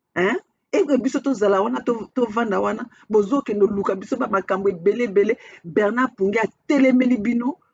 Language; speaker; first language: Lingala; native; Lingala